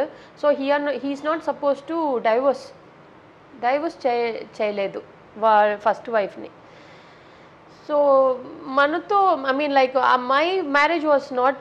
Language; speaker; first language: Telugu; non-native, local second language; Tamil